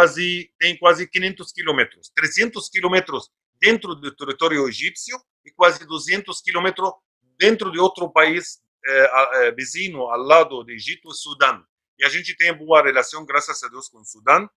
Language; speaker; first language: Portuguese; non-native, fluent; Arabic